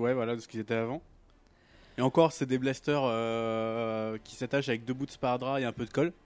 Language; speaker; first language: French; native; French